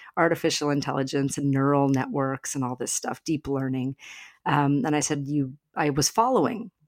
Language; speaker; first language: English; native; English